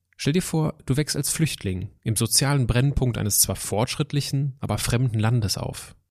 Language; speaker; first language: German; native; German